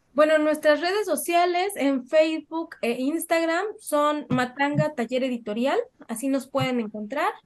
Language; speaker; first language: Spanish; native; Spanish